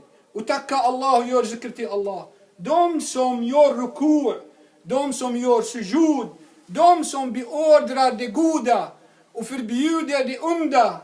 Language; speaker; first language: Swedish; non-native, fluent; Arabic